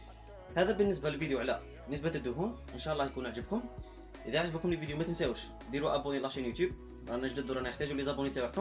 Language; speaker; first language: Arabic; native; Arabic